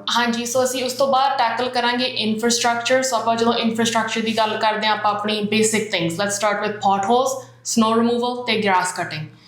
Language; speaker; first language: Punjabi; early bilingual, heritage; Punjabi